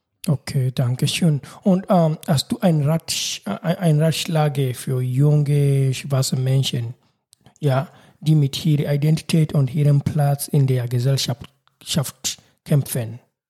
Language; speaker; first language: German; non-native, learner; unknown